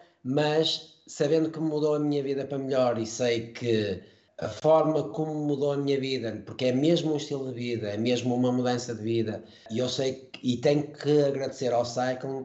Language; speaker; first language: Portuguese; native; Portuguese